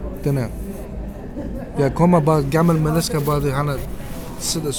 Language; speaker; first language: Danish; non-native, learner; Kurdish